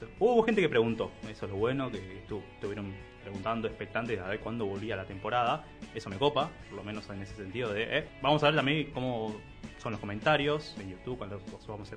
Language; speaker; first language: Spanish; native; Spanish